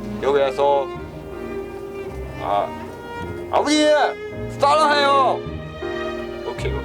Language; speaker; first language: Korean; non-native, learner; Chinese